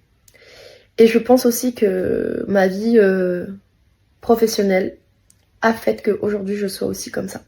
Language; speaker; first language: French; native; French